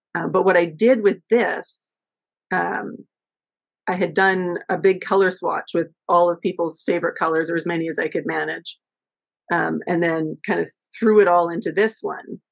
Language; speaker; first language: English; native; English